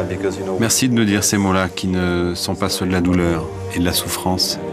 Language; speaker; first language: French; native; French